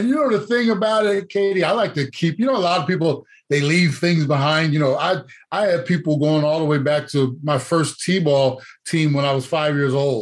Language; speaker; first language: English; native; English